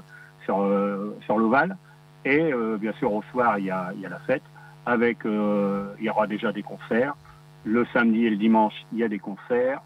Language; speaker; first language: French; native; French